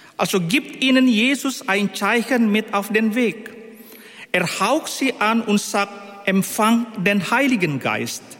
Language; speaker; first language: German; non-native, fluent; Indonesian